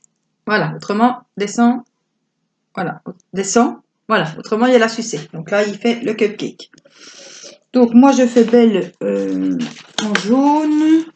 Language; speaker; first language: French; native; French